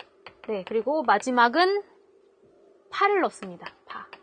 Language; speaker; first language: Korean; native; Korean